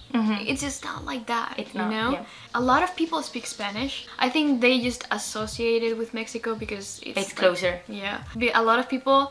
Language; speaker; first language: English; non-native, fluent; Spanish